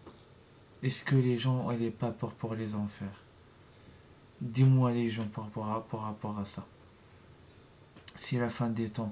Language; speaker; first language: French; non-native, learner; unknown